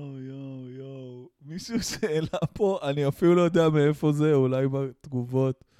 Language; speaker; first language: Hebrew; non-native, local second language; Arabic